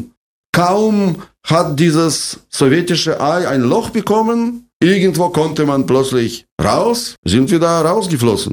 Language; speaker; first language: German; non-native, fluent; Russian